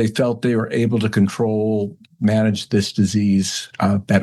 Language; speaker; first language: English; native; English